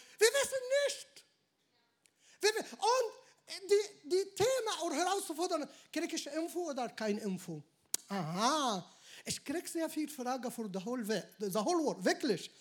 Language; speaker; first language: German; non-native, learner; Arabic